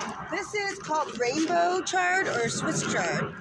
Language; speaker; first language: English; native; English